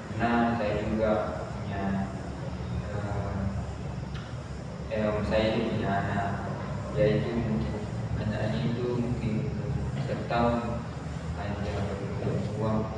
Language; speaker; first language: Indonesian; non-native, local second language; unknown